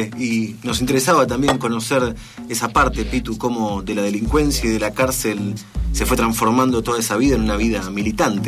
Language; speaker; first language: Spanish; native; Spanish